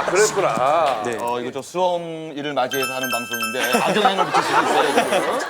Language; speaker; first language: Korean; native; Korean